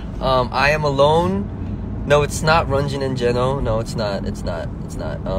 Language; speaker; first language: English; early bilingual, other home language; Korean